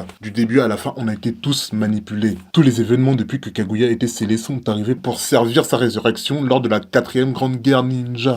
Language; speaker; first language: French; native; French